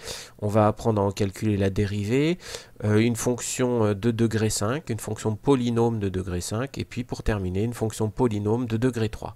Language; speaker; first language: French; native; French